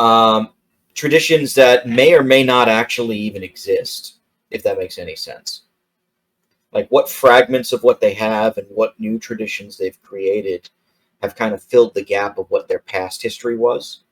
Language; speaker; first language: English; native; English